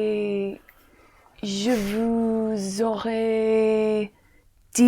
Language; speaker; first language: French; non-native, learner; English